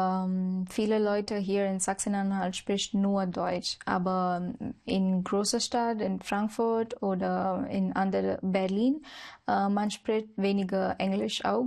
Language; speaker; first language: German; non-native, learner; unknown